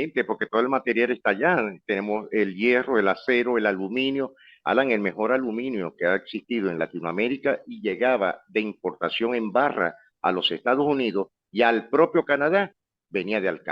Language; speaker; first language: Spanish; native; Spanish